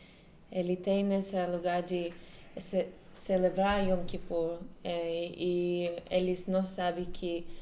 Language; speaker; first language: Portuguese; non-native, fluent; Hebrew